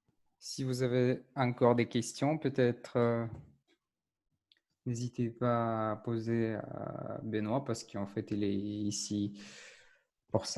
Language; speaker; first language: French; non-native, fluent; Russian